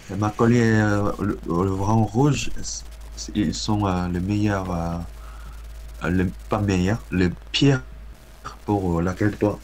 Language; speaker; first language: French; non-native, learner; Korean